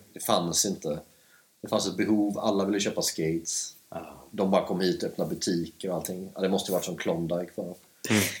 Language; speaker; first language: Swedish; native; Swedish